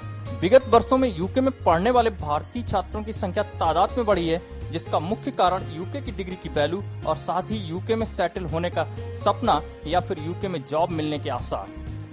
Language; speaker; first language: Hindi; native; Hindi